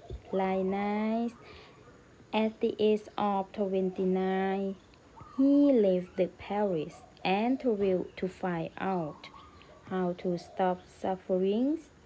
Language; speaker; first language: English; non-native, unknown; Thai